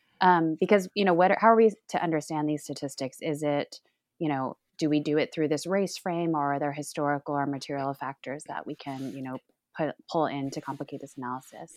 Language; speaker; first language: English; native; English